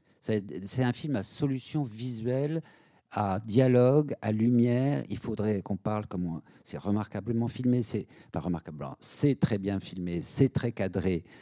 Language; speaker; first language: French; native; French